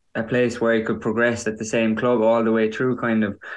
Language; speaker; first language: English; native; English